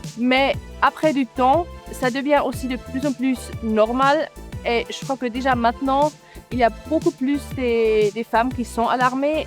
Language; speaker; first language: French; non-native, local second language; German